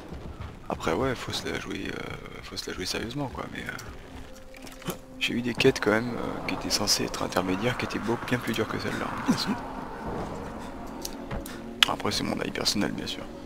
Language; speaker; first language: French; native; French